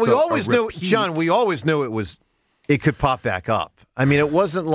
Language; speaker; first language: English; native; English